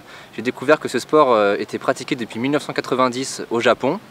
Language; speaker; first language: French; native; French